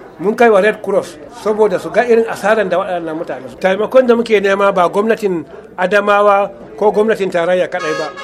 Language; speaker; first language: Hausa; non-native, local second language; Fula